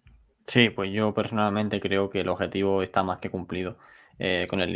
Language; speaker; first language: Spanish; native; Spanish